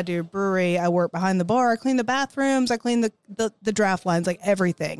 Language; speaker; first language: English; native; English